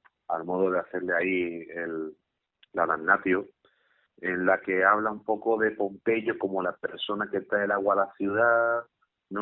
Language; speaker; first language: Spanish; native; Spanish